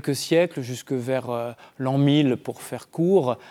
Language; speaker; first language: French; native; French